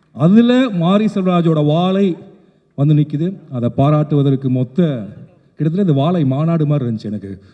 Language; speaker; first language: Tamil; native; Tamil